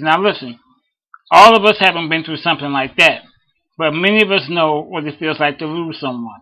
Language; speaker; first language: English; native; English